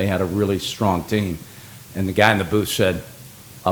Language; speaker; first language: English; native; English